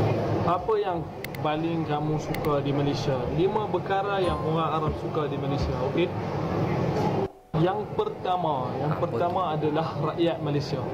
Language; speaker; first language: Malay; non-native, fluent; Arabic